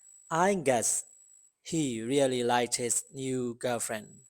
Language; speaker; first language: English; non-native, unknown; Burmese